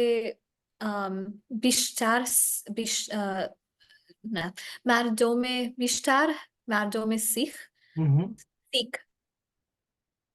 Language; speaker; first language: Persian; non-native, learner; English